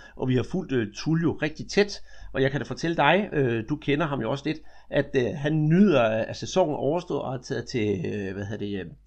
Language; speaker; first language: Danish; native; Danish